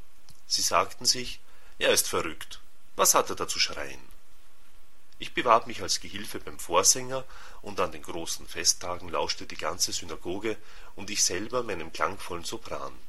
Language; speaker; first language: German; native; German